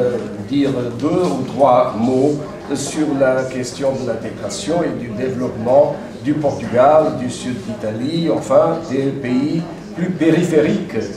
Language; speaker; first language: French; non-native, fluent; Portuguese